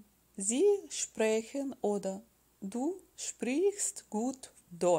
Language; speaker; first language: German; non-native, fluent; Russian